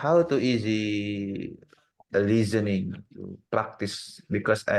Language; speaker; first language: English; non-native, learner; Indonesian